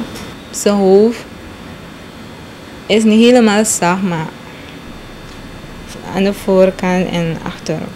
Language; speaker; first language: Dutch; non-native, local second language; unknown